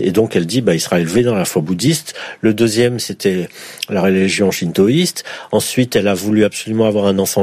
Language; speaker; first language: French; native; French